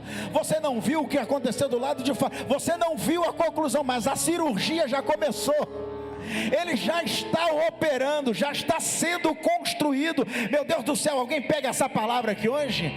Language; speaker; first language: Portuguese; native; Portuguese